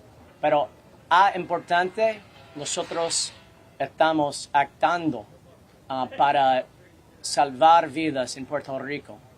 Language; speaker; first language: Spanish; non-native, learner; English